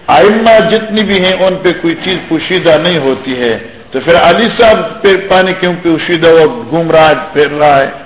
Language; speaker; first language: Urdu; non-native, local second language; Northern Hindko